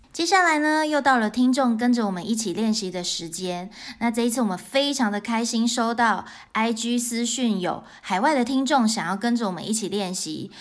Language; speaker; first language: Chinese; native; Chinese